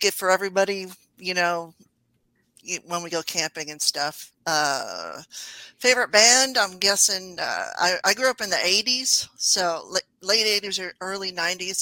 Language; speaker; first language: English; native; English